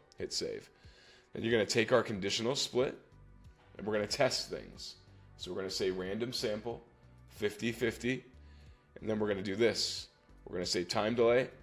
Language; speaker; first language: English; native; English